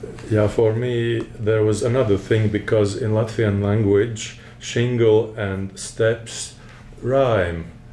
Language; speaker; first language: English; non-native, fluent; Latvian